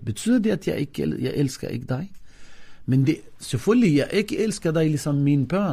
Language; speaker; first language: Danish; non-native, fluent; Arabic